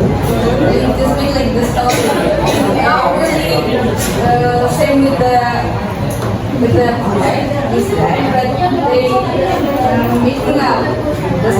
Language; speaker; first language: English; non-native, learner; Indonesian